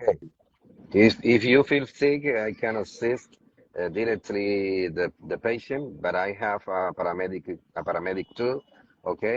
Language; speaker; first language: English; non-native, learner; Spanish